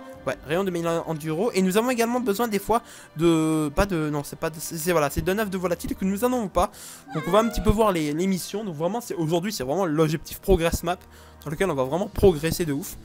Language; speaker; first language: French; native; French